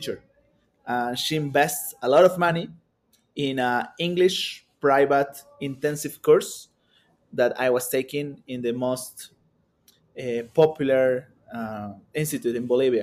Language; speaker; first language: English; non-native, fluent; Spanish